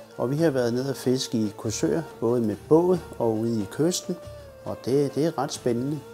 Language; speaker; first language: Danish; early bilingual, other home language; Turkish